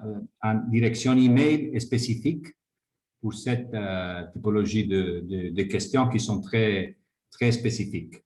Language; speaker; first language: French; non-native, fluent; Spanish